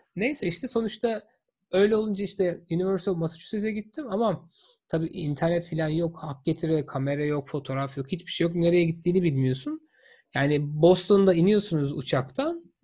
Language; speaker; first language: Turkish; native; Turkish